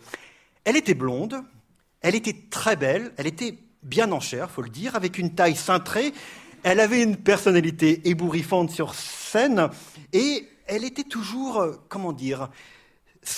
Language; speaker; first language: French; native; French